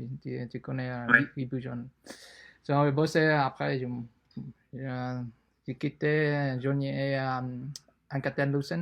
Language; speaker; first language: French; non-native, fluent; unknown